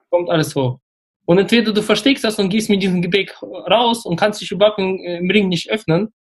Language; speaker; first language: German; early bilingual, other home language; Russian